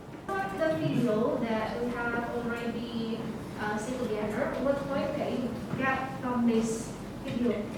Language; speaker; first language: English; non-native, learner; Indonesian